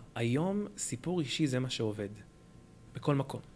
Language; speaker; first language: Hebrew; early bilingual, other home language; Arabic